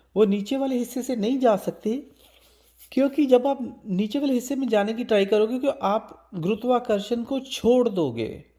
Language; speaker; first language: Hindi; native; Hindi